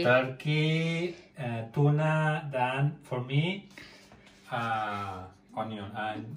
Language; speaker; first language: English; non-native, learner; Catalan